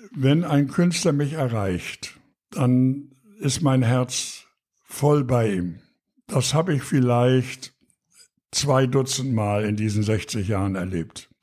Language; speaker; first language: German; native; German